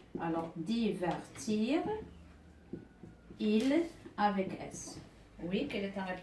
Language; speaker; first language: French; non-native, local second language; Arabic